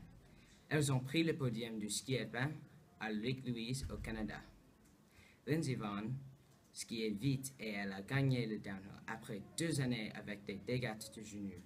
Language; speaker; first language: French; non-native, learner; English